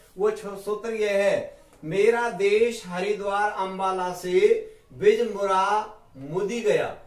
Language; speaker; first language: Hindi; native; Hindi